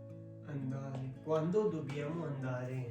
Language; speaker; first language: Italian; non-native, fluent; Hindi